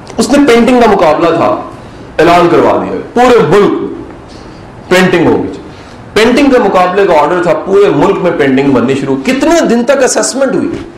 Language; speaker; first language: Urdu; non-native, local second language; Punjabi